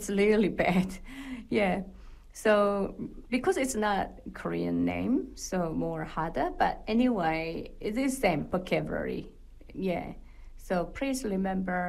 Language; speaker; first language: English; non-native, fluent; Korean